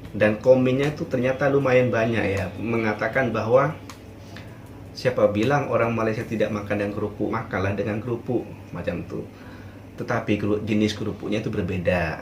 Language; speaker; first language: Indonesian; native; Indonesian